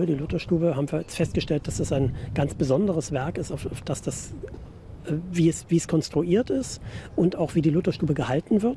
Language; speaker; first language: German; native; German